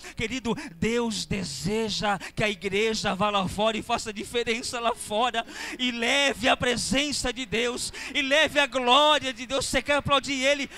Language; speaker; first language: Portuguese; native; Portuguese